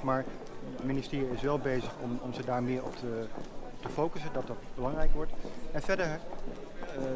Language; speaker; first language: Dutch; native; Dutch